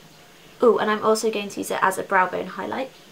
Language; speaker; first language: English; native; English